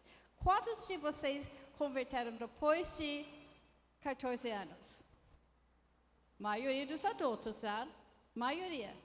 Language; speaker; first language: Portuguese; non-native, fluent; English